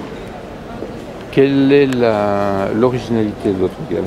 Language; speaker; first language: French; native; French